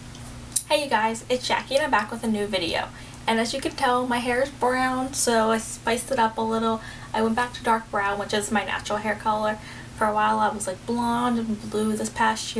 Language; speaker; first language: English; native; English